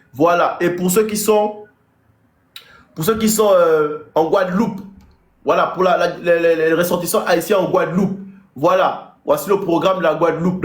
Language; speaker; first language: French; native; French